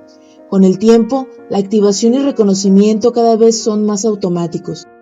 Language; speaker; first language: Spanish; native; Spanish